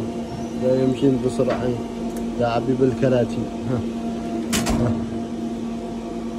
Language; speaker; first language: Arabic; non-native, learner; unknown